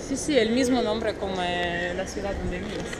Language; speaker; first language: Spanish; non-native, fluent; Russian